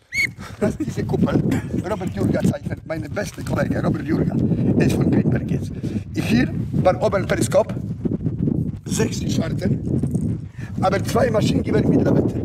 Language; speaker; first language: German; non-native, learner; Polish